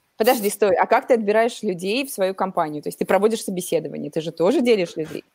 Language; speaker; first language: Russian; native; Russian